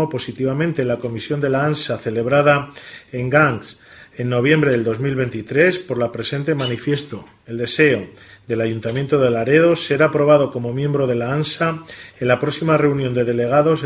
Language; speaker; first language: Spanish; native; Spanish